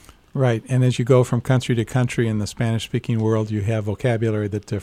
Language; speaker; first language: English; native; English